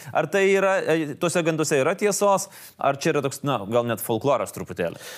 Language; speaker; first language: Lithuanian; native; Lithuanian